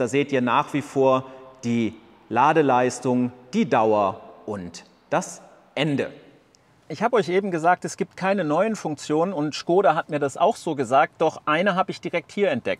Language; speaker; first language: German; native; German